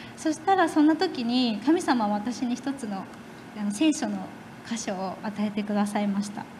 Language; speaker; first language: Japanese; native; Japanese